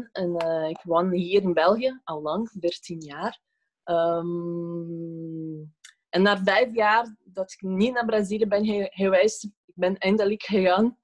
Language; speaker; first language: Dutch; non-native, fluent; Portuguese